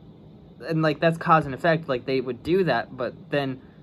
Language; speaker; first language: English; native; English